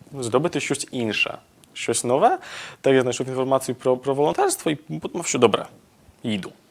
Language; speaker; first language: Ukrainian; non-native, fluent; Polish